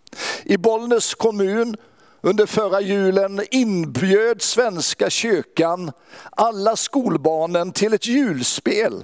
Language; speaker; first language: Swedish; native; Swedish